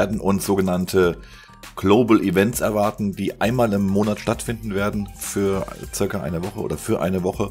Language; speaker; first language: German; native; German